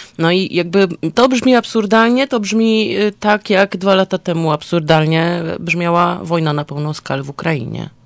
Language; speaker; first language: Polish; native; Polish